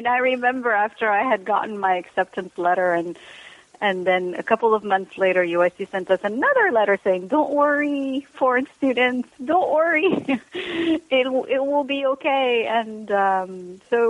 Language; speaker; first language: English; non-native, fluent; Arabic